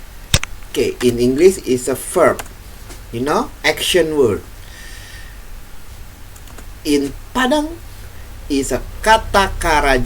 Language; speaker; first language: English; non-native, fluent; Indonesian